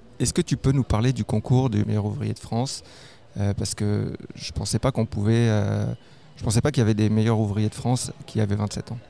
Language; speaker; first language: French; native; French